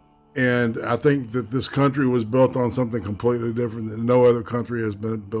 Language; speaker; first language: English; native; English